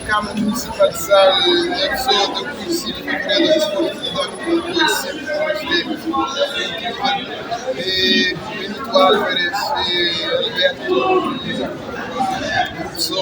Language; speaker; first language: Portuguese; non-native, local second language; Kabuverdianu